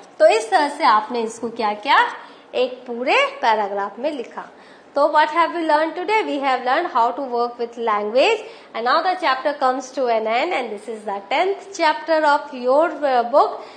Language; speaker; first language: Hindi; native; Hindi